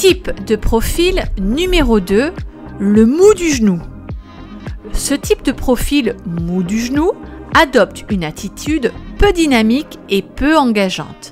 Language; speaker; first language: French; native; French